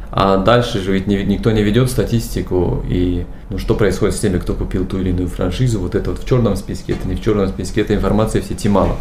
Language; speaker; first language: Russian; non-native, local second language; Tajik